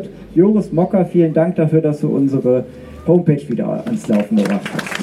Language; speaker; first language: German; native; German